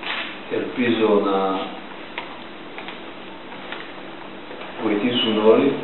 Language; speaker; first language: Greek; non-native, fluent; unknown